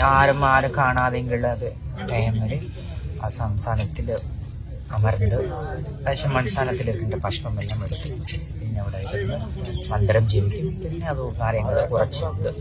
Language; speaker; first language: Malayalam; non-native, local second language; Tamil